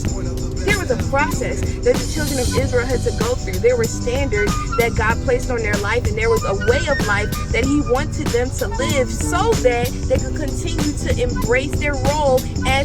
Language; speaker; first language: English; native; English